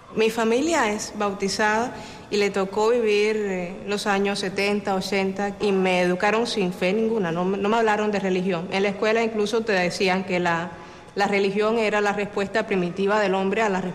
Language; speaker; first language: Spanish; native; Spanish